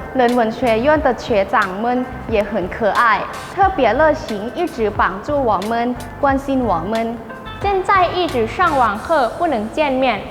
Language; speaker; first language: Chinese; non-native, learner; Thai